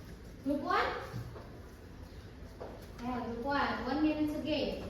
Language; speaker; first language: English; non-native, learner; Indonesian